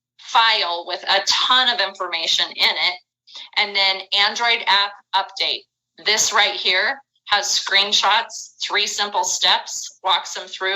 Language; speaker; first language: English; native; English